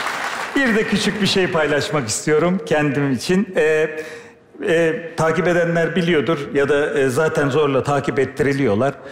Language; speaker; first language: Turkish; native; Turkish